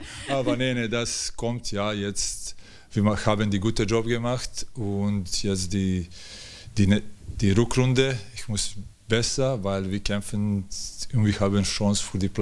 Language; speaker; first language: German; non-native, learner; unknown